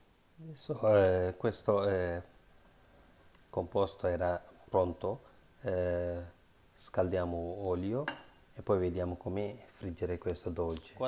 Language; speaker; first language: Italian; non-native, learner; Sinhala